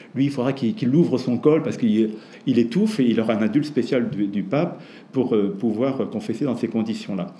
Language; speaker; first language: French; native; French